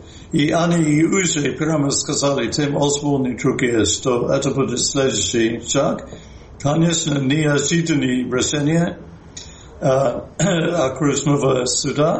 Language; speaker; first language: Russian; non-native, fluent; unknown